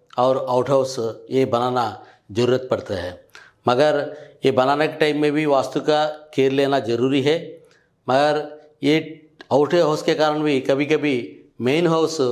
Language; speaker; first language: Hindi; non-native, local second language; Telugu